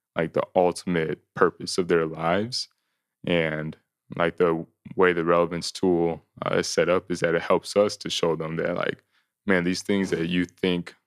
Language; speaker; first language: English; native; English